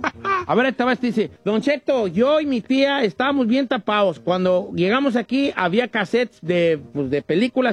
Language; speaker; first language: Spanish; native; Spanish